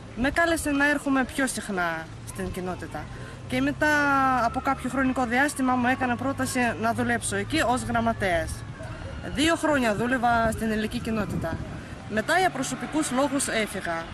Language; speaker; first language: Greek; non-native, fluent; Russian